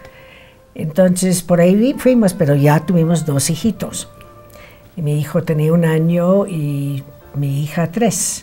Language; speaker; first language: Spanish; non-native, fluent; English